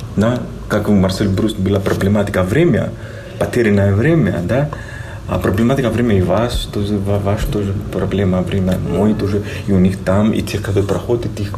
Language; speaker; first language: Russian; non-native, fluent; Greek